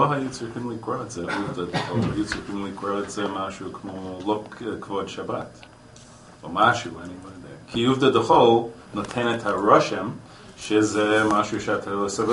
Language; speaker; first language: Hebrew; non-native, fluent; English